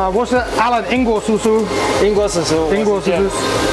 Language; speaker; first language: Chinese; non-native, learner; English